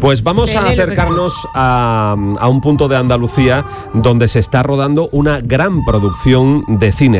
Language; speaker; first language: Spanish; native; Spanish